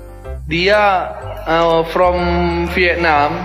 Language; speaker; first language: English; non-native, learner; Indonesian